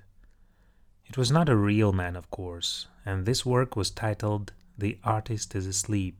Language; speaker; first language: English; non-native, fluent; Russian